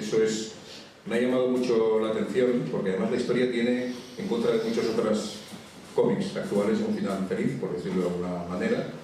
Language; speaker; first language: Spanish; native; Spanish